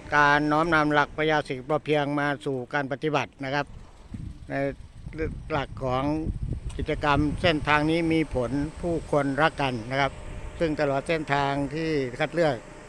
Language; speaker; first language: Thai; non-native, local second language; Northeastern Thai